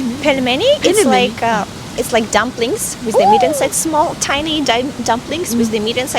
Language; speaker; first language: English; non-native, fluent; Russian